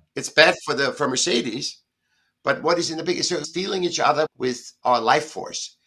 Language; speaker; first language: English; non-native, fluent; German